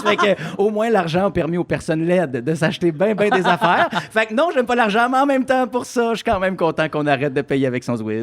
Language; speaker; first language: French; native; French